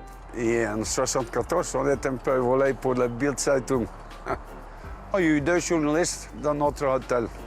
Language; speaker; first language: French; non-native, fluent; Dutch